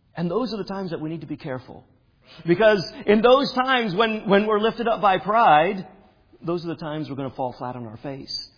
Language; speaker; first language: English; native; English